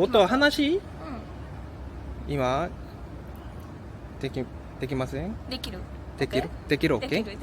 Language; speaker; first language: Japanese; non-native, learner; Korean